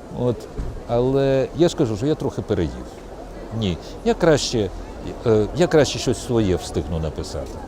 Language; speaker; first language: Ukrainian; non-native, local second language; Russian